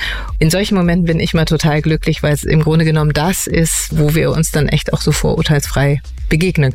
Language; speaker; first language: German; native; German